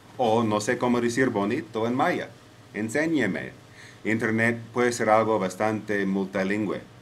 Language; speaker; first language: Spanish; non-native, fluent; English